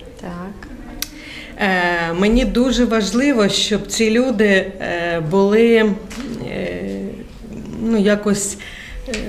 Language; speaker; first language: Ukrainian; non-native, local second language; Russian